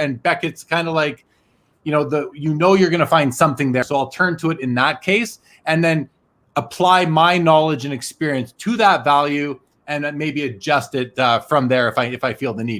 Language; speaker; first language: English; native; English